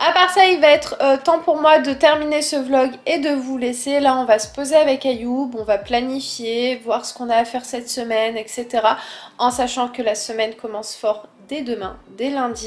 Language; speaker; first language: French; native; French